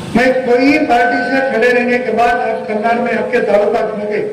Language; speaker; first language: Hindi; non-native, local second language; Marathi